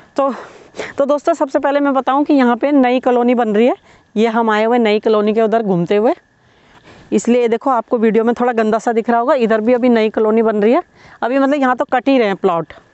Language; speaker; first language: Hindi; native; Hindi